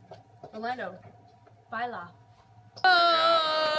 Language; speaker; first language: Spanish; non-native, learner; English